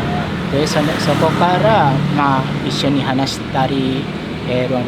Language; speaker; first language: Japanese; non-native, fluent; Indonesian